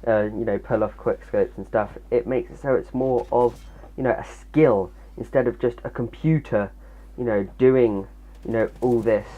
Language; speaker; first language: English; native; English